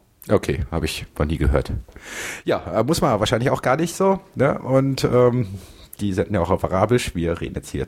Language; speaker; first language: German; native; German